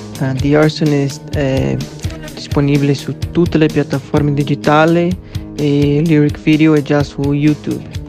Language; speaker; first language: Italian; non-native, fluent; Portuguese